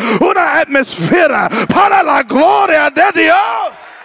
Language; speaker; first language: Spanish; non-native, learner; English